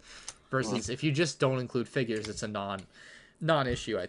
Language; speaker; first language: English; native; English